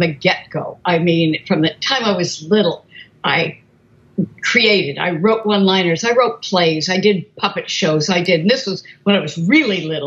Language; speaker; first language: English; native; English